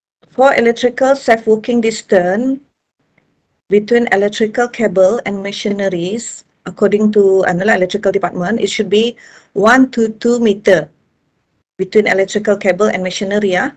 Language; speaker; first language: English; non-native, local second language; Malay